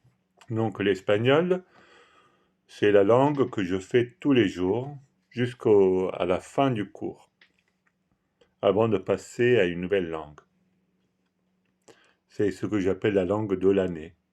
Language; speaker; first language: French; non-native, fluent; Italian